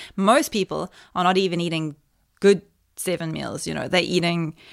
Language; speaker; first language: English; native; English